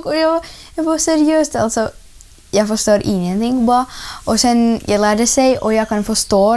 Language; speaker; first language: Swedish; non-native, learner; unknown